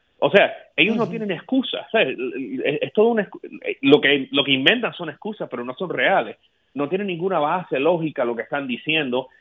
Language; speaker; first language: Spanish; early bilingual, heritage; Spanish